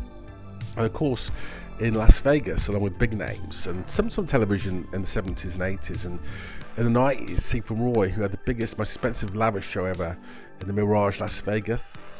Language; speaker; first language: English; native; English